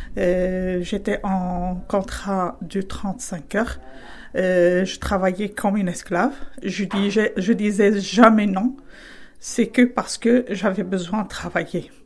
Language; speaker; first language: French; non-native, fluent; Spanish